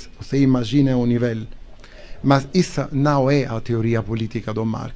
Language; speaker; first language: Portuguese; non-native, learner; Italian